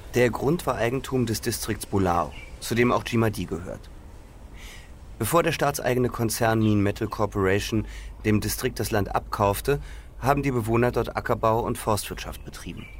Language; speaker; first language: German; native; German